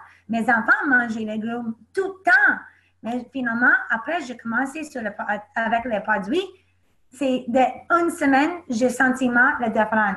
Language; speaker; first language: French; non-native, learner; English